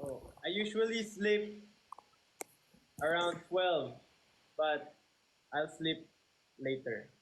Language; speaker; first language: English; non-native, local second language; Filipino